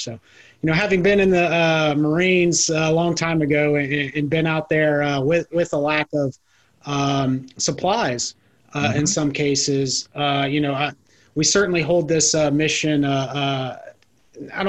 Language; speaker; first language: English; native; English